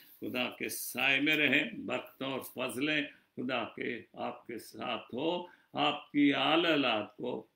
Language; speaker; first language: Urdu; non-native, local second language; Punjabi